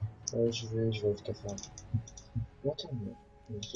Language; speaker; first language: French; native; French